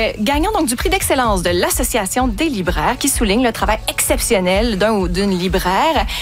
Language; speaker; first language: French; native; French